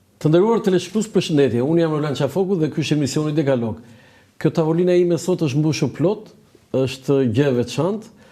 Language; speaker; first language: Albanian; native; Albanian